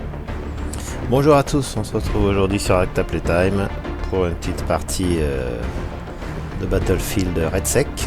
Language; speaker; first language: French; native; French